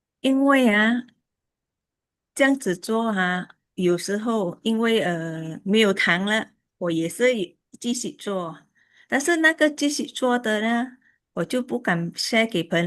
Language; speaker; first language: Chinese; early bilingual, heritage; Chinese